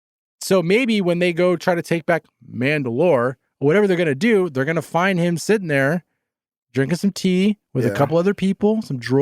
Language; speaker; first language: English; native; English